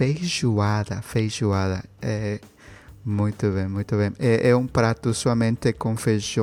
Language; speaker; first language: Portuguese; non-native, learner; Spanish